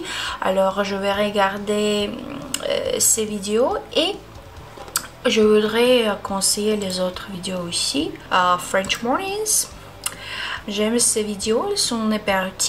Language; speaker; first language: French; non-native, learner; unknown